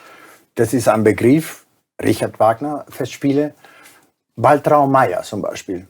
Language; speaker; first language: German; non-native, fluent; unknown